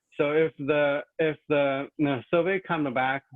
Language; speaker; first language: English; non-native, fluent; Chinese